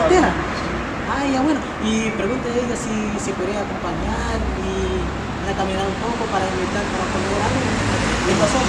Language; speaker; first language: Spanish; non-native, fluent; Haitian Creole